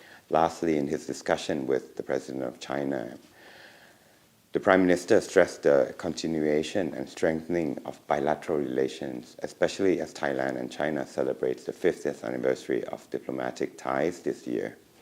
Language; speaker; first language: English; non-native, fluent; Thai